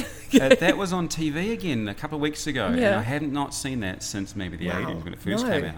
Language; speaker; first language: English; native; English